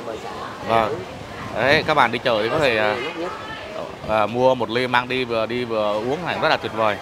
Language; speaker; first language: Vietnamese; native; Vietnamese